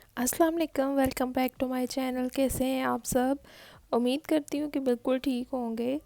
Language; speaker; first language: Urdu; native; Urdu